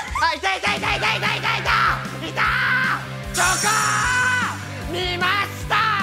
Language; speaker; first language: Japanese; native; Japanese